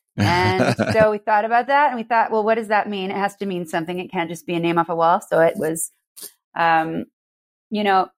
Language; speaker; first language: English; native; English